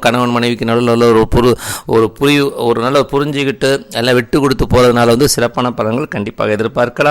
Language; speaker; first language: Tamil; native; Tamil